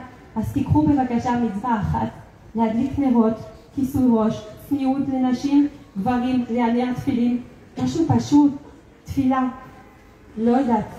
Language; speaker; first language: Hebrew; non-native, fluent; French